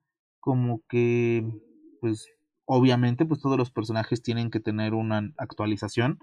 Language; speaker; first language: Spanish; native; Spanish